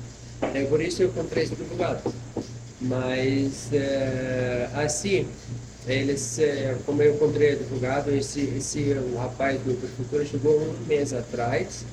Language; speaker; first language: Portuguese; non-native, fluent; Arabic